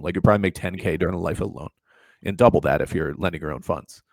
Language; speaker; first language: English; native; English